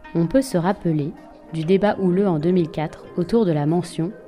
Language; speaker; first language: French; native; French